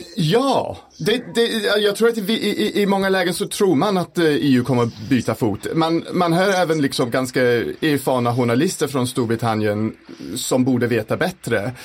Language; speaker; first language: Swedish; non-native, fluent; English